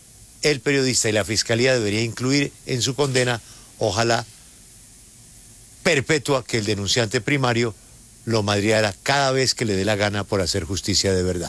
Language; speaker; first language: Spanish; native; Spanish